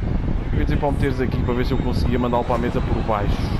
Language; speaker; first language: Portuguese; native; Portuguese